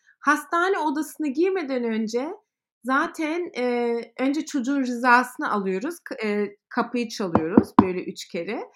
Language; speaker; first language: Turkish; early bilingual, heritage; Turkish